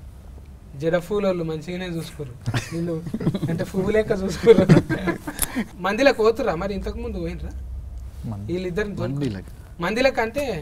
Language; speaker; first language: Telugu; native; Telugu